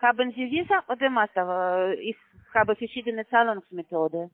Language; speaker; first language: German; non-native, learner; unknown